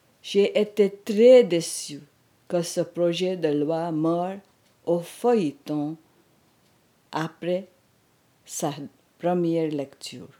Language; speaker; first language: French; non-native, fluent; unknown